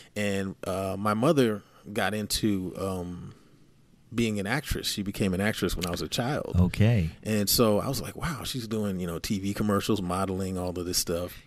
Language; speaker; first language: English; native; English